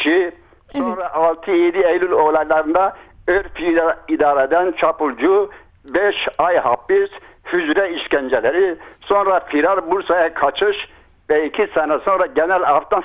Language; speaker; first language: Turkish; non-native, local second language; Kurdish